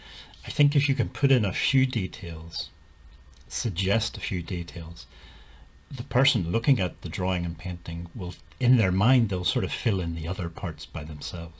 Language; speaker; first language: English; native; English